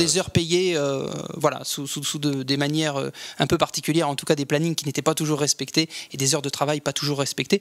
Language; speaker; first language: French; native; French